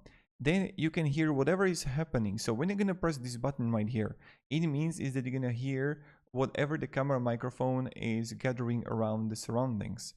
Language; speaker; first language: English; non-native, fluent; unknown